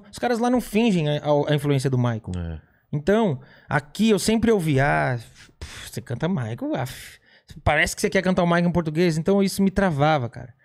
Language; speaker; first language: Portuguese; native; Portuguese